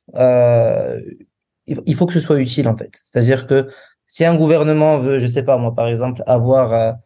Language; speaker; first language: French; non-native, local second language; Arabic